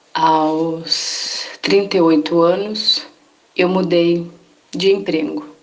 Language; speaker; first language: Portuguese; native; Portuguese